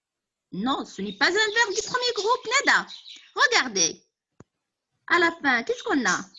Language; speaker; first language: French; non-native, local second language; Arabic